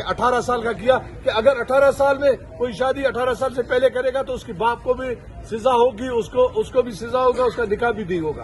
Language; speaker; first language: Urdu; non-native, local second language; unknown